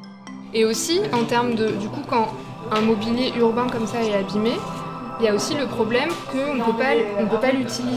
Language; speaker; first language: French; native; French